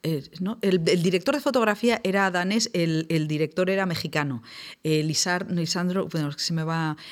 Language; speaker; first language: Spanish; native; Spanish